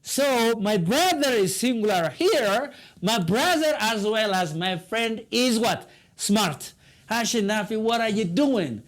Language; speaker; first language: English; non-native, local second language; Amharic